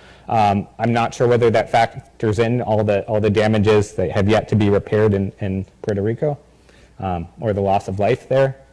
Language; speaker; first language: English; native; English